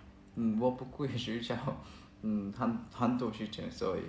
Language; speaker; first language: Chinese; non-native, learner; Japanese